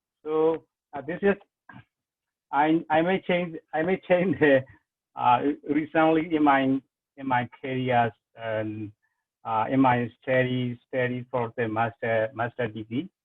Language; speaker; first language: English; non-native, learner; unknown